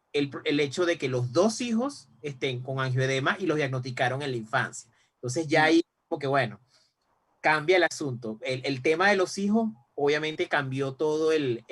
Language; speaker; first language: Spanish; native; Spanish